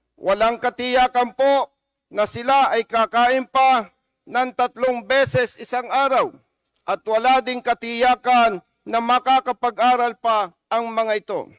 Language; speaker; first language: Filipino; native; Filipino